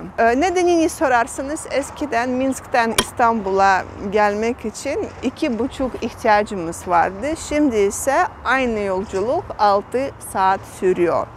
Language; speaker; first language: Turkish; non-native, fluent; Russian